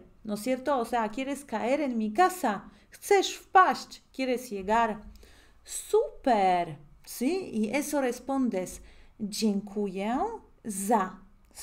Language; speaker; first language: Spanish; non-native, fluent; Polish